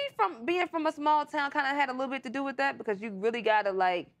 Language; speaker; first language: English; native; English